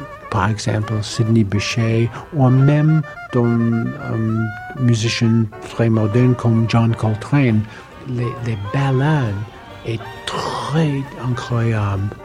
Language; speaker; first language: French; non-native, learner; English